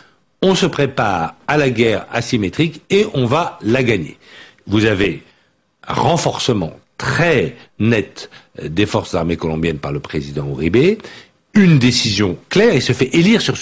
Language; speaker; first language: French; native; French